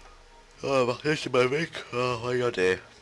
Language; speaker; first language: German; native; German